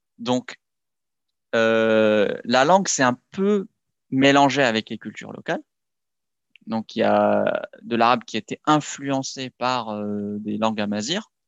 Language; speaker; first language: French; non-native, local second language; Arabic